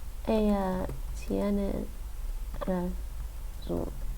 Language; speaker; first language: Spanish; non-native, learner; English